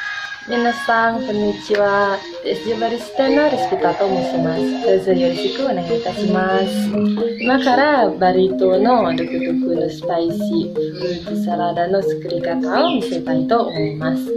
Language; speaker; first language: Japanese; non-native, fluent; Indonesian